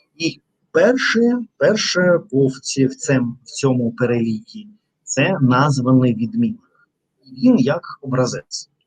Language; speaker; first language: Ukrainian; non-native, local second language; Russian